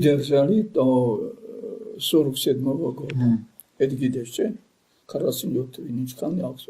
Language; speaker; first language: Russian; non-native, local second language; Armenian